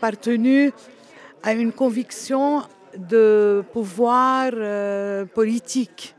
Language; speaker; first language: French; non-native, local second language; Arabic